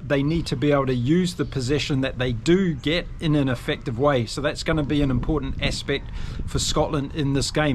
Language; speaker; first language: English; native; English